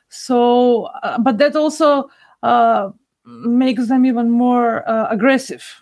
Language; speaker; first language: English; non-native, fluent; Macedonian